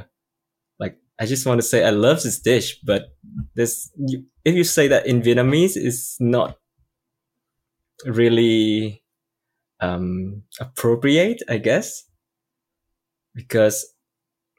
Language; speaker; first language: English; non-native, fluent; Vietnamese